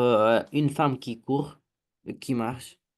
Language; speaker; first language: French; non-native, learner; Romanian